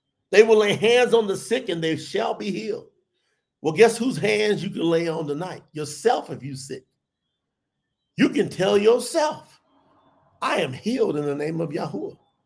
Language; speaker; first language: English; native; English